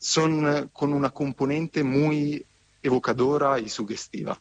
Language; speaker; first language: Spanish; non-native, fluent; Italian